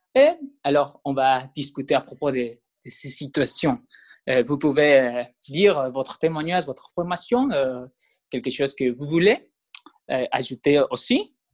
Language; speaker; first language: French; non-native, learner; Spanish